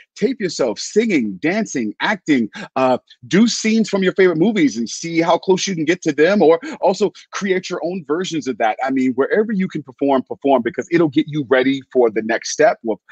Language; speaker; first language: English; native; English